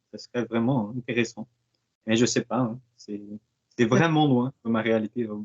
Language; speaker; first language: French; non-native, fluent; Portuguese